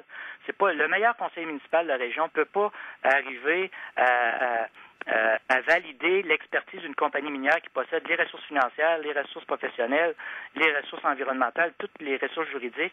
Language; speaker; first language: French; native; French